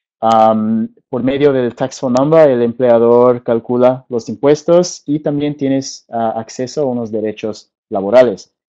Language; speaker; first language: Spanish; early bilingual, heritage; Spanish